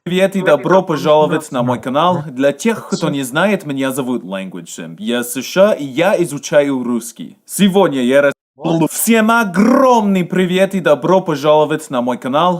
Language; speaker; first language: Russian; non-native, learner; English